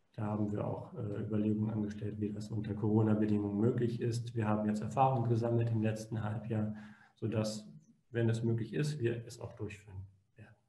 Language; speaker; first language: German; native; German